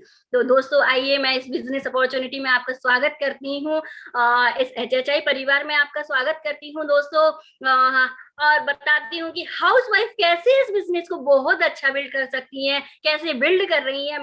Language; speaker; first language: Hindi; native; Hindi